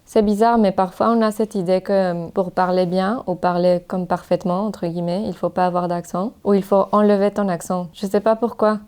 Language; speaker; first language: French; non-native, fluent; Spanish